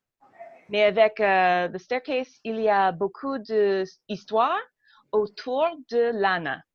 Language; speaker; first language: French; non-native, learner; English